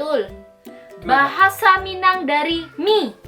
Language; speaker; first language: Indonesian; non-native, local second language; Minangkabau